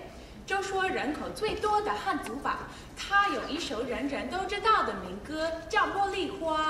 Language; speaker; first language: Chinese; non-native, learner; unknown